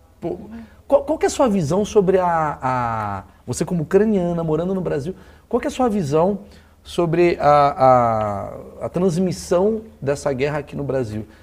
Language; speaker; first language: Portuguese; native; Portuguese